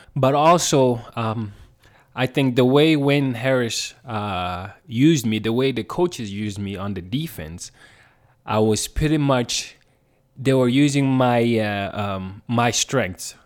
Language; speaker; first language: English; non-native, fluent; Swedish